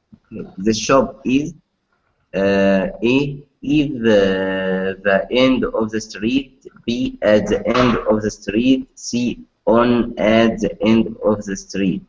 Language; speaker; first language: English; non-native, learner; Arabic